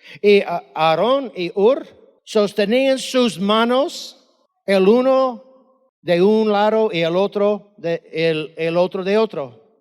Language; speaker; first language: Spanish; non-native, fluent; English